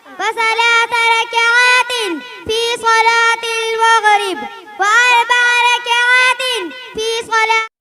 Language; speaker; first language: Arabic; non-native, learner; Urdu